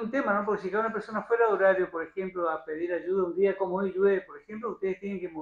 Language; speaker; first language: Spanish; native; Spanish